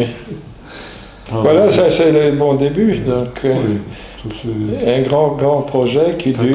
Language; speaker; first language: French; non-native, fluent; Polish